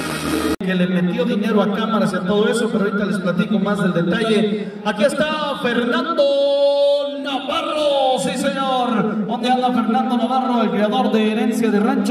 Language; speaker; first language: Spanish; native; Spanish